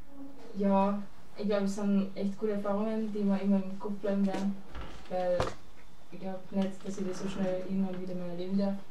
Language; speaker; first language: German; native; German